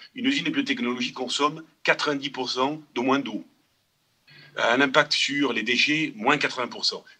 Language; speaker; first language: French; native; French